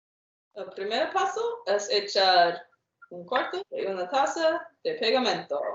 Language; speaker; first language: Spanish; non-native, fluent; English